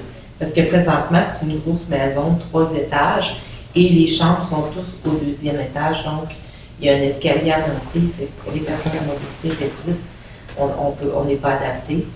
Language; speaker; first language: French; native; French